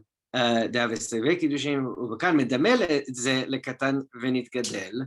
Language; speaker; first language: Hebrew; non-native, fluent; English